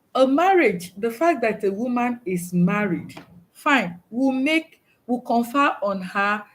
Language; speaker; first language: English; non-native, local second language; Yoruba